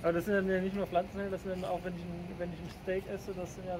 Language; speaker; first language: German; native; German